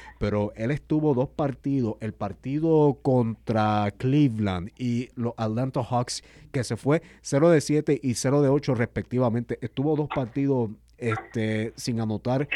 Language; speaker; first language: Spanish; native; Spanish